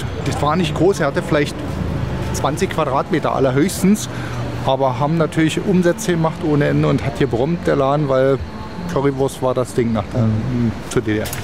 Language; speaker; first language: German; native; German